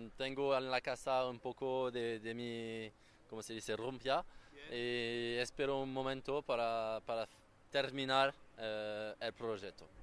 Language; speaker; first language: Spanish; non-native, learner; French